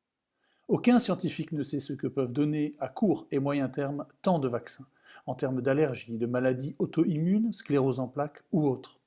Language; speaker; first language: French; native; French